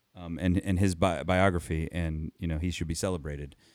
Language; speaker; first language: English; native; English